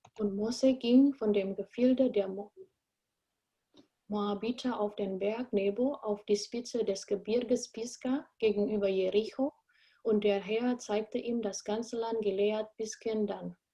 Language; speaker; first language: German; non-native, fluent; Indonesian